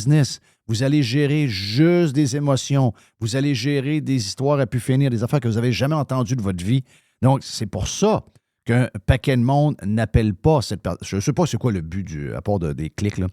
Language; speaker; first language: French; native; French